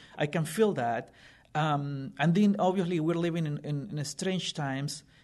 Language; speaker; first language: English; non-native, fluent; Spanish